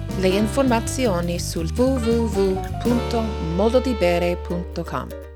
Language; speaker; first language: Italian; non-native, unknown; English